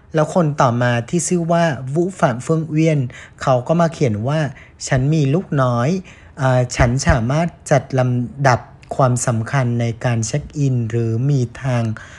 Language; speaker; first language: Thai; non-native, fluent; Vietnamese